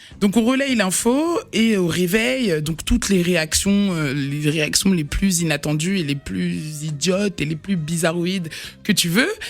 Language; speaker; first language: French; native; French